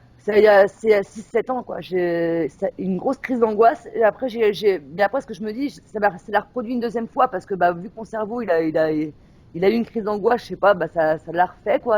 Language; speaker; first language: French; native; French